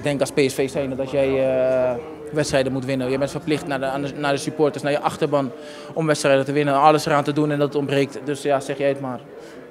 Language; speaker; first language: Dutch; native; Dutch